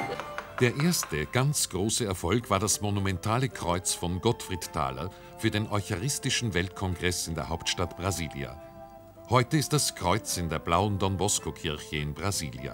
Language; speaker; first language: German; native; German